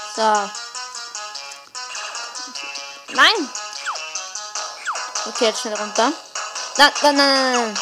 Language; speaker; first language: German; native; German